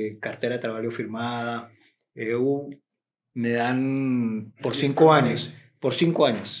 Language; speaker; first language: Portuguese; non-native, learner; Spanish